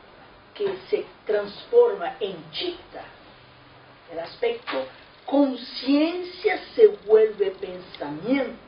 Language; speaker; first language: Spanish; non-native, fluent; Portuguese